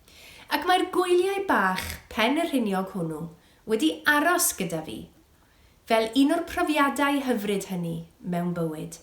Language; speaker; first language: Welsh; native; Welsh